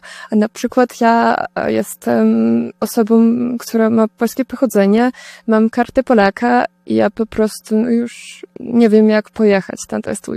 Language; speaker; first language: Polish; early bilingual, heritage; Russian